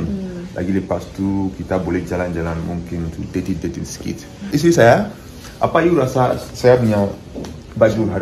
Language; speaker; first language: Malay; non-native, learner; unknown